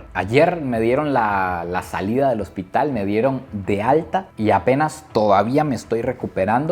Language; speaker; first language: Spanish; native; Spanish